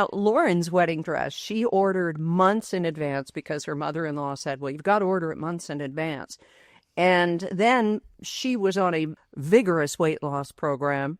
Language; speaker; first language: English; native; English